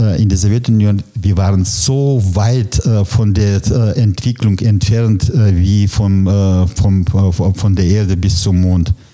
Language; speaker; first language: German; non-native, fluent; Russian